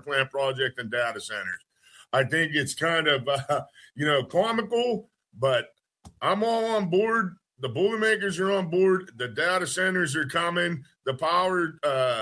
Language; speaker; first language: English; native; English